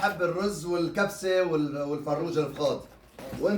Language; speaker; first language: Arabic; native; Arabic